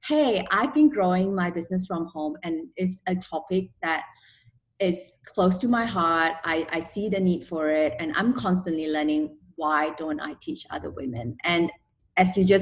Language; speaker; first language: English; non-native, local second language; Chinese